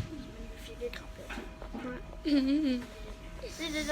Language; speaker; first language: Danish; native; Danish